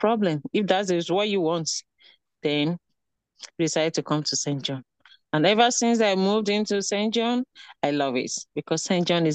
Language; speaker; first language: English; non-native, local second language; Yoruba